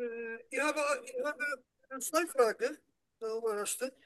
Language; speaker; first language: German; non-native, learner; Turkish